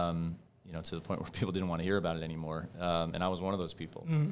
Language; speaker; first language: English; native; English